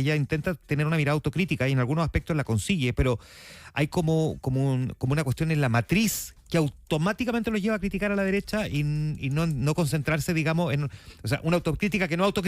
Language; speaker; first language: Spanish; native; Spanish